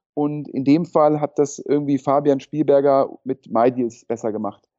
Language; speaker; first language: German; native; German